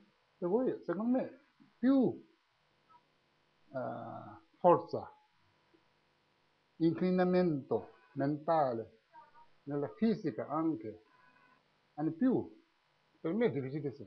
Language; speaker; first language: Italian; non-native, learner; Tibetan